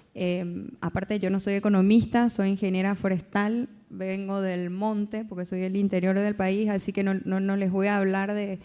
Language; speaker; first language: Spanish; native; Spanish